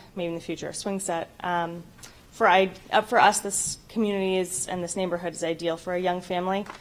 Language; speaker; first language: English; native; English